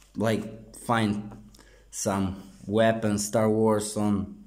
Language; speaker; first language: English; non-native, fluent; Croatian